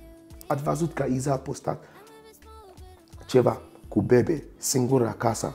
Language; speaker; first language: Romanian; non-native, fluent; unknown